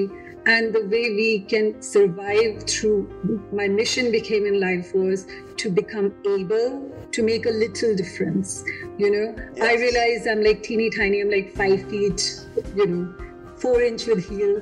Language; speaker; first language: English; non-native, local second language; Hindi